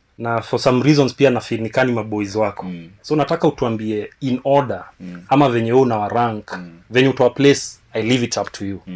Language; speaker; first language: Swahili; native; Swahili